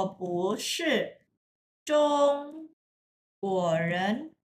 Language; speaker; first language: Chinese; non-native, fluent; Indonesian